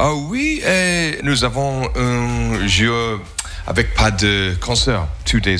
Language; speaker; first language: French; non-native, learner; English